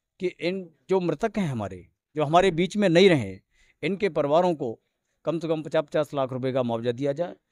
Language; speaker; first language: Hindi; native; Hindi